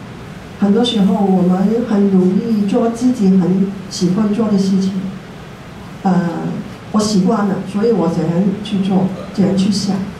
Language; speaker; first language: Chinese; non-native, local second language; Cantonese